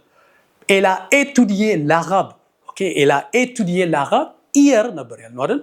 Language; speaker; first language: French; non-native, fluent; Amharic